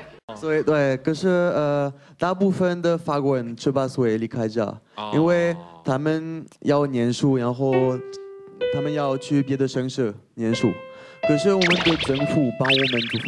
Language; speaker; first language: Chinese; non-native, fluent; French